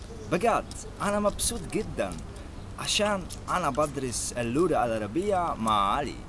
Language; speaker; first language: Arabic; non-native, learner; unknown